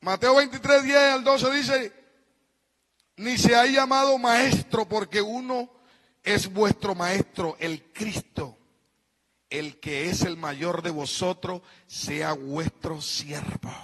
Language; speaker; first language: Spanish; native; Spanish